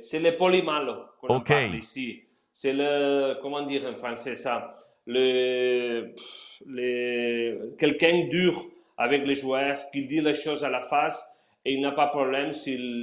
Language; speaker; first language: French; non-native, learner; Spanish